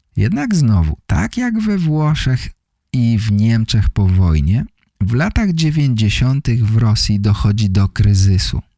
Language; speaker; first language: Polish; native; Polish